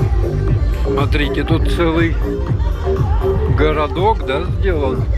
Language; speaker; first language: Russian; native; Russian